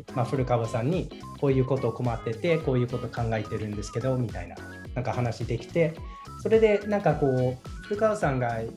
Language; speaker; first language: Japanese; non-native, fluent; English